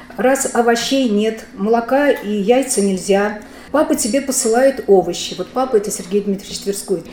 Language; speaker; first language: Russian; native; Russian